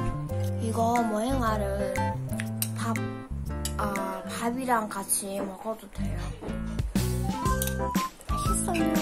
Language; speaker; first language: Korean; non-native, learner; Burmese